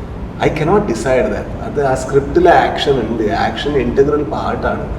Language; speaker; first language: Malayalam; non-native, learner; Kannada